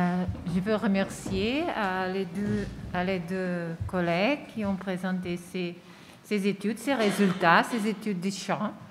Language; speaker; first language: French; non-native, fluent; Portuguese